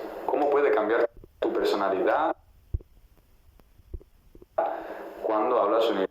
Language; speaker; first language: Spanish; non-native, fluent; Italian